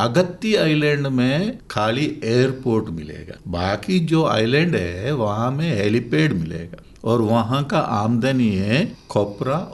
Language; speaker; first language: Hindi; non-native, local second language; Divehi